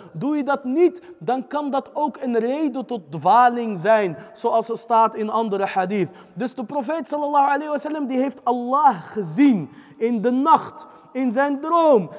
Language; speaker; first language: Dutch; early bilingual, other home language; Arabic